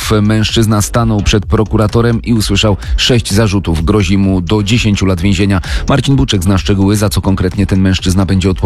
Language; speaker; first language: Polish; native; Polish